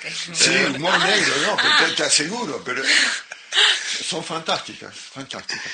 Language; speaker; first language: Spanish; non-native, local second language; French